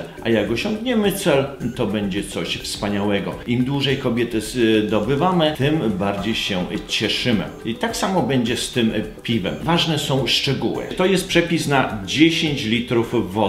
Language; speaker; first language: Polish; native; Polish